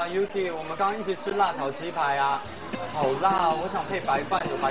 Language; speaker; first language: Chinese; native; Chinese